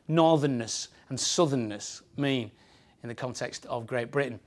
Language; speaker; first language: English; native; English